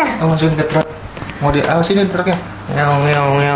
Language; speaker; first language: Indonesian; native; Indonesian